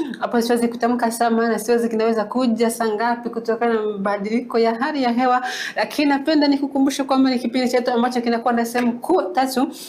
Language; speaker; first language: Swahili; non-native, local second language; Kinyarwanda